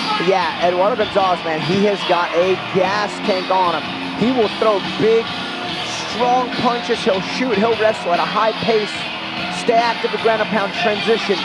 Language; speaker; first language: English; native; English